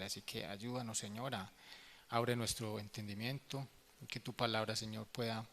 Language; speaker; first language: Spanish; native; Spanish